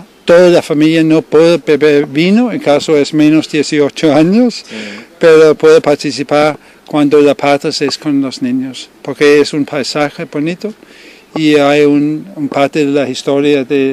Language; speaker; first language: Spanish; non-native, learner; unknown